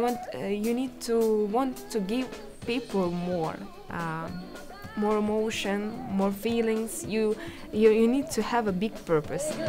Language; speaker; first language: English; non-native, learner; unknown